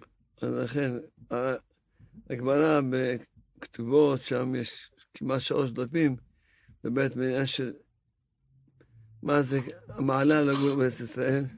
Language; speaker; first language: Hebrew; non-native, fluent; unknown